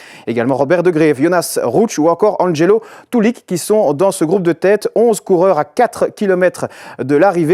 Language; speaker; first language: French; native; French